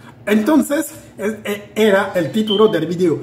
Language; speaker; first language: Spanish; non-native, fluent; Haitian Creole